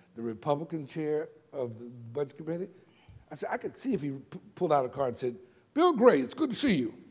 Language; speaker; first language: English; native; English